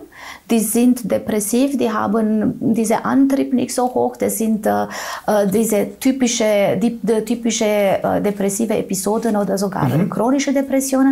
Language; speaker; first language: German; non-native, fluent; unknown